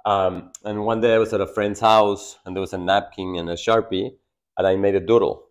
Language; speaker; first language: English; non-native, fluent; Spanish